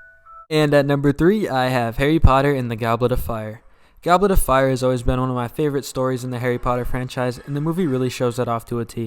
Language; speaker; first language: English; native; English